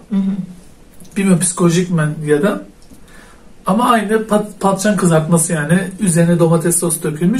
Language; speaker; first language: Turkish; native; Turkish